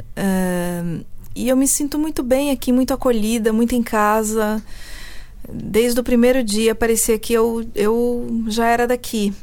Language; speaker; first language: Portuguese; early bilingual, heritage; Portuguese